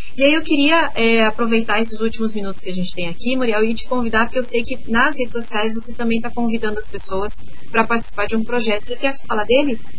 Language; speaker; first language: Portuguese; native; Portuguese